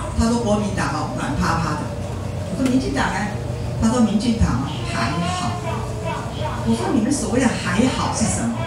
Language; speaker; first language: Chinese; non-native, local second language; Hakka Chinese